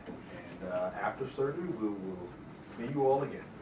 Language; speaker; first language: English; native; English